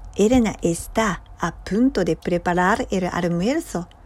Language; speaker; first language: Spanish; non-native, learner; Japanese